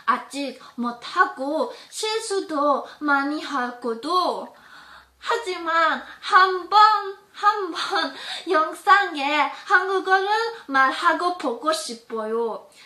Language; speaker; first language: Korean; non-native, learner; German